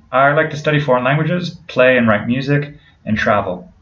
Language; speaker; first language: English; native; English